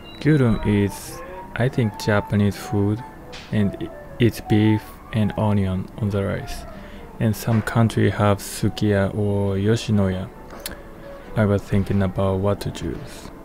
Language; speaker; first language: English; non-native, learner; Japanese